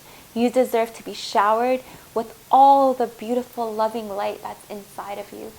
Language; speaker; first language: English; native; English